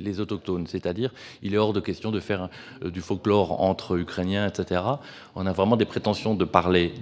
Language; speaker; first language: French; native; French